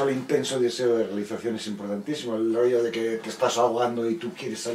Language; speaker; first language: Spanish; native; Spanish